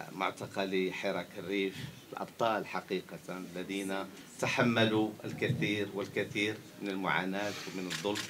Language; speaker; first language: Arabic; native; Arabic